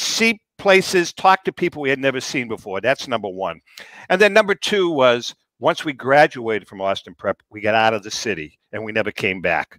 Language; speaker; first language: English; native; English